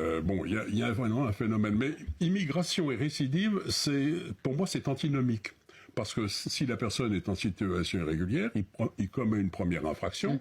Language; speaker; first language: French; native; French